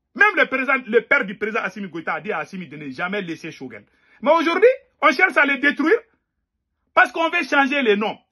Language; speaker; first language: French; non-native, local second language; Bambara